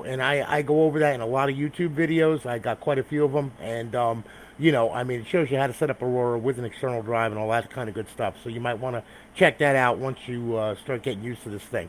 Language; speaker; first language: English; native; English